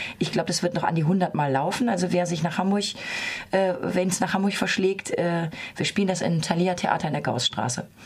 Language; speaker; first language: German; native; German